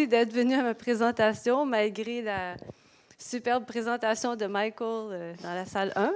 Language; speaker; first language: French; native; French